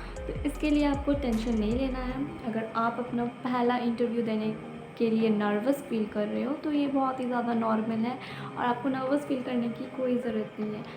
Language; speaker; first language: Hindi; non-native, local second language; Bangla